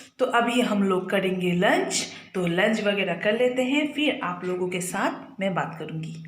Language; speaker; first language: Hindi; non-native, local second language; Bangla